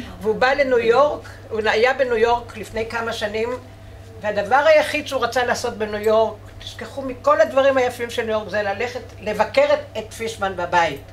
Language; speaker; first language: Hebrew; native; Hebrew